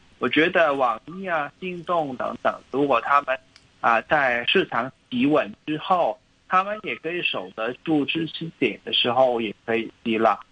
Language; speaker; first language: Chinese; non-native, local second language; Cantonese